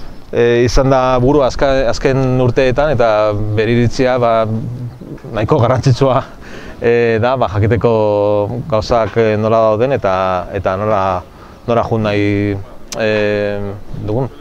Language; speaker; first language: Basque; non-native, local second language; Spanish